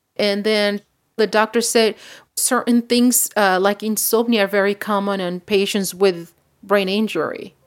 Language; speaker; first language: English; non-native, fluent; Spanish